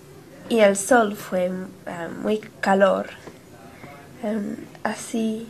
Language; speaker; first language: Spanish; non-native, learner; English